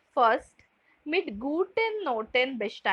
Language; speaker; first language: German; non-native, fluent; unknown